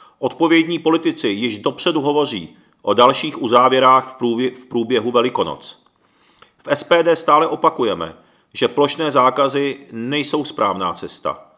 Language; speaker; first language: Czech; early bilingual, other home language; Japanese